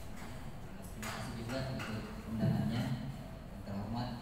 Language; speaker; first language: Indonesian; native; Indonesian